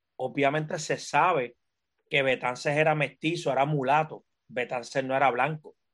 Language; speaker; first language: Spanish; native; Spanish